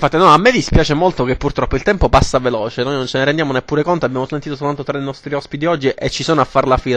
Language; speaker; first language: Italian; native; Italian